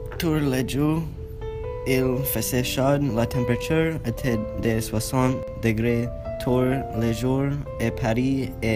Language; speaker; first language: French; non-native, learner; English